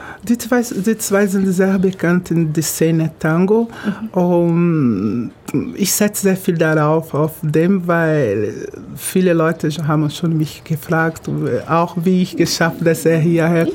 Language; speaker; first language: German; non-native, fluent; Portuguese